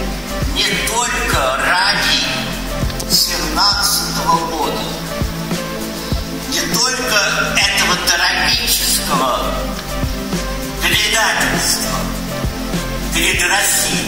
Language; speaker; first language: Russian; early bilingual, heritage; Russian